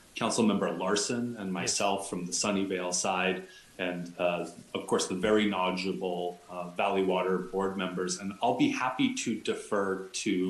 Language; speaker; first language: English; native; English